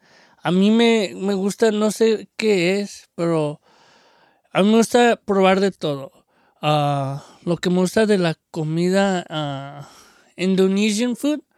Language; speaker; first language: Spanish; early bilingual, heritage; Spanish